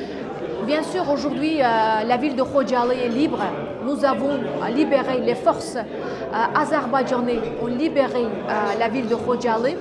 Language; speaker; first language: French; non-native, fluent; Azerbaijani